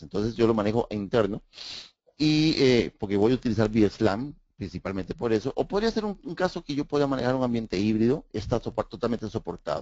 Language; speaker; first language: Spanish; native; Spanish